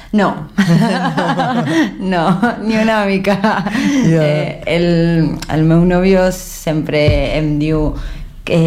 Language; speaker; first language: Catalan; non-native, learner; Spanish